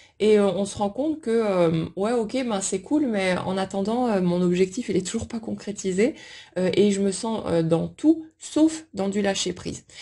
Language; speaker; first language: French; native; French